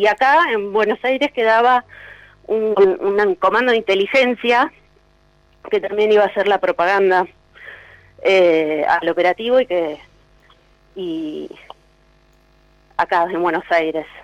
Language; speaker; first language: Spanish; native; Spanish